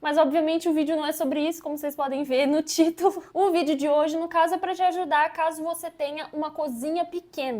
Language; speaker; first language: Portuguese; native; Portuguese